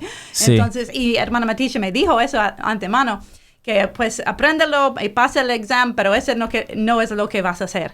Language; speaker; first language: Spanish; non-native, fluent; English